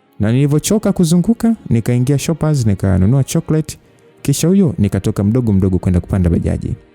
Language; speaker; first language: Swahili; native; Swahili